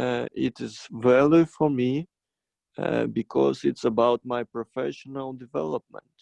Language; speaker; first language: English; non-native, fluent; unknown